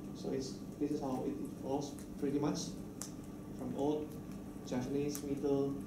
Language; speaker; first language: English; non-native, fluent; Indonesian